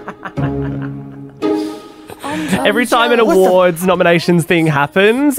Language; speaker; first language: English; native; English